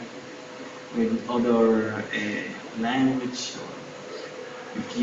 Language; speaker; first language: English; non-native, learner; Spanish